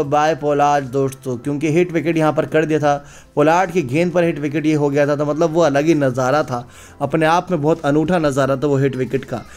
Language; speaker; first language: Hindi; native; Hindi